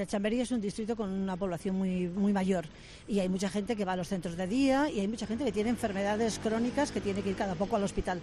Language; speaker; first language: Spanish; native; Spanish